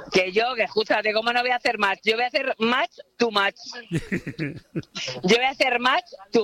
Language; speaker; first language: Spanish; native; Spanish